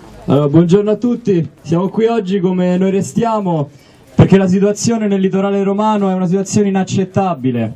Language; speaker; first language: Italian; native; Italian